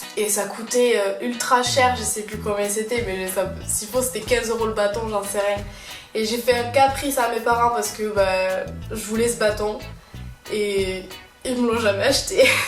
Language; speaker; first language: French; native; French